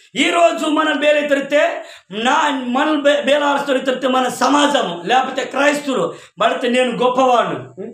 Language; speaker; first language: Telugu; non-native, local second language; Koya